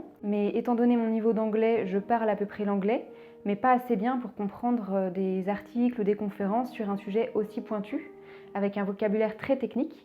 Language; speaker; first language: French; native; French